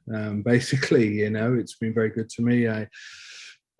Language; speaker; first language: English; native; English